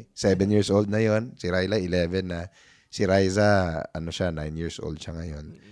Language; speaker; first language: Filipino; non-native, local second language; Cebuano